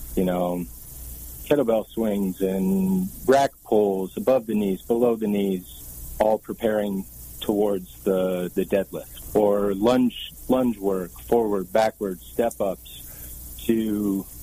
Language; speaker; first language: English; native; English